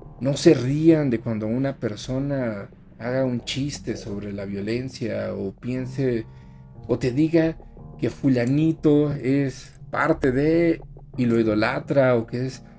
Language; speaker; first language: Spanish; native; Spanish